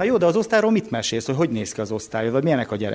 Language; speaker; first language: Hungarian; native; Hungarian